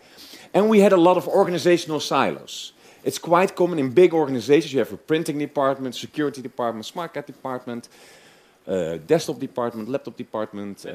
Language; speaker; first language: English; non-native, fluent; Dutch